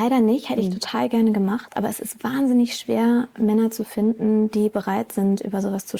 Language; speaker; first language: German; native; German